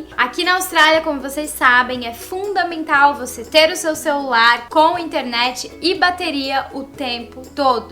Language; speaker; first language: Portuguese; native; Portuguese